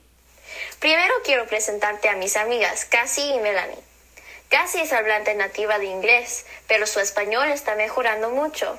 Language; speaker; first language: Spanish; early bilingual, heritage; English